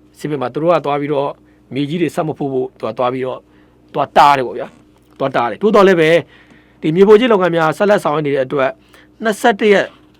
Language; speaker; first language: Burmese; native; Burmese